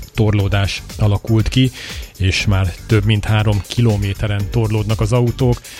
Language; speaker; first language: Hungarian; native; Hungarian